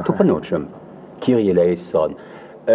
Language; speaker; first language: Slovenian; early bilingual, heritage; French